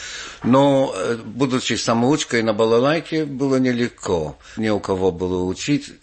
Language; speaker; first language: Russian; non-native, fluent; English